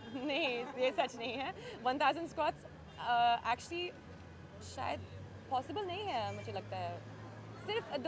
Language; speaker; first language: Hindi; non-native, learner; English